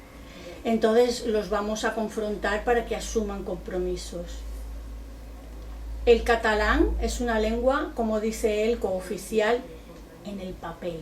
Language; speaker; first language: Spanish; non-native, local second language; Catalan